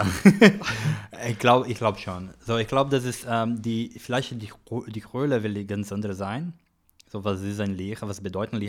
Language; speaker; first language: German; non-native, learner; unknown